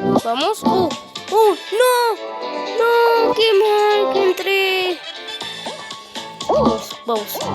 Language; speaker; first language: Spanish; native; Spanish